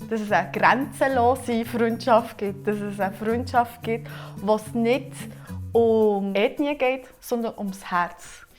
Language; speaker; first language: German; early bilingual, other home language; Turkish